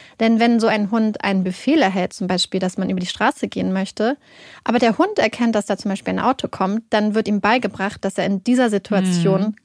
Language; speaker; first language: German; native; German